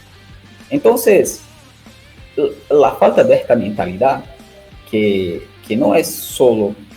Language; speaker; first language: Spanish; non-native, learner; Portuguese